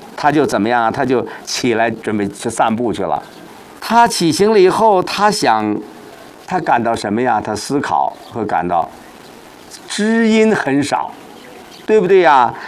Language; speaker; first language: Chinese; native; Chinese